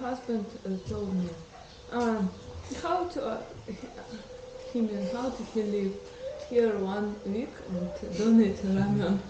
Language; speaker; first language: English; non-native, learner; Russian